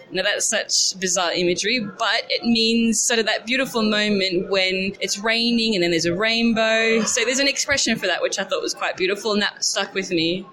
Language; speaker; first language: English; native; English